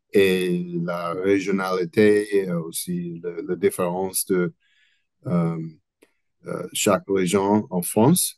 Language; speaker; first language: French; non-native, learner; English